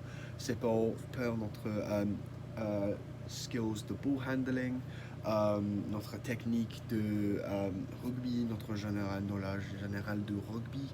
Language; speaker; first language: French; non-native, learner; English